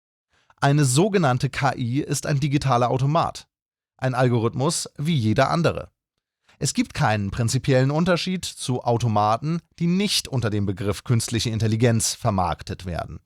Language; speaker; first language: German; native; German